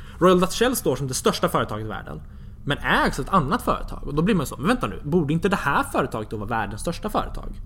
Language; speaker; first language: Swedish; native; Swedish